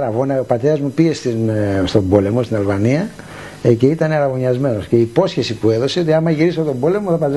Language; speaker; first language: Greek; native; Greek